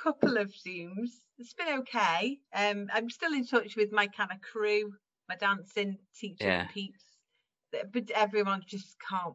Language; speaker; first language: English; native; English